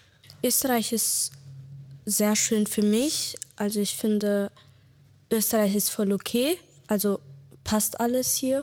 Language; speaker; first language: German; early bilingual, other home language; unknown